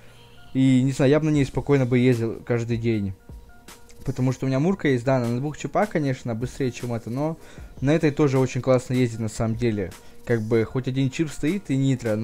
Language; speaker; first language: Russian; native; Russian